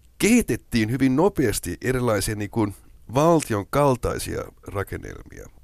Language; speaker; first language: Finnish; non-native, local second language; Swedish